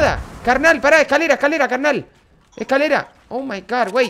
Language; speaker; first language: Spanish; native; Spanish